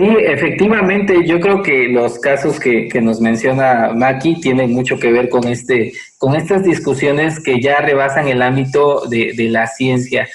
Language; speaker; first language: Spanish; native; Spanish